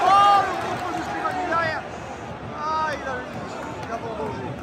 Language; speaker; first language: French; native; French